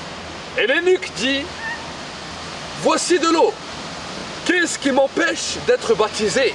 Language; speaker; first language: French; native; French